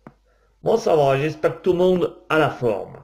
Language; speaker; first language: French; native; French